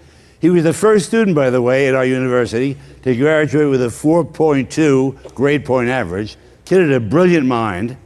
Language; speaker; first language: English; native; English